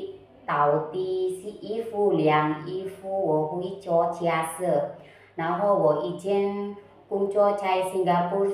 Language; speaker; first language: Chinese; non-native, learner; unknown